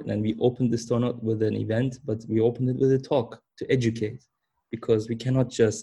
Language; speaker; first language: English; early bilingual, other home language; German